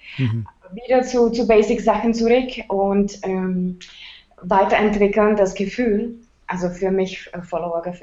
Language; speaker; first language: German; non-native, fluent; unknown